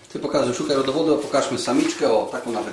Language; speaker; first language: Polish; native; Polish